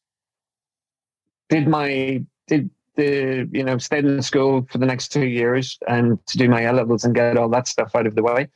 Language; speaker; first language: English; native; English